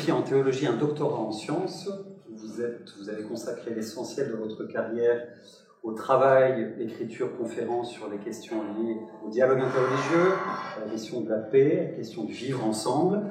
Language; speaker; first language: French; native; French